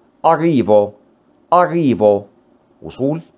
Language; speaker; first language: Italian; non-native, fluent; Arabic